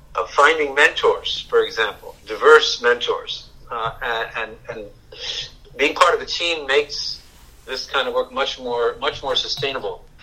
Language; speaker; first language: English; native; English